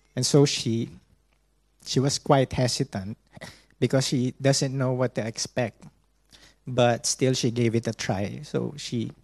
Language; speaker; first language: English; non-native, local second language; Filipino